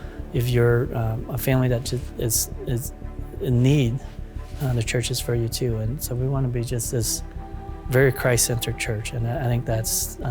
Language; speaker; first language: English; early bilingual, other home language; Hmong